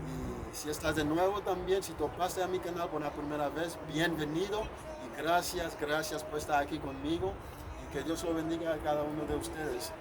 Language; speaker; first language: Spanish; non-native, fluent; Haitian Creole